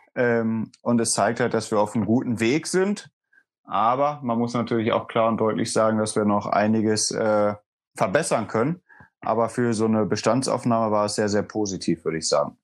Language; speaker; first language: German; native; German